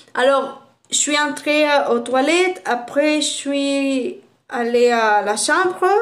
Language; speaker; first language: French; non-native, fluent; Spanish